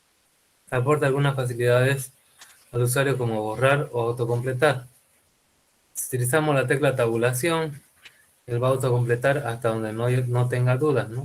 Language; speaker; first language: Spanish; native; Spanish